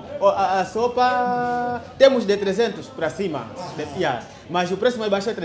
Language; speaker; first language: Portuguese; non-native, fluent; Vietnamese